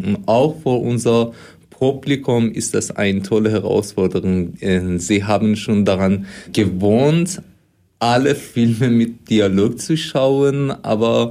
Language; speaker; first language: German; non-native, fluent; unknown